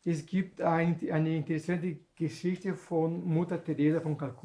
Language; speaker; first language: German; non-native, learner; Portuguese